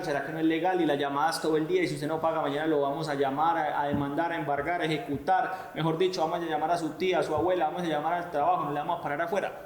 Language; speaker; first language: Spanish; native; Spanish